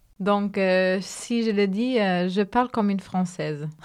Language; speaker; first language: French; non-native, fluent; Spanish